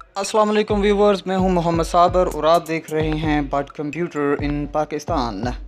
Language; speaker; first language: Urdu; non-native, local second language; Punjabi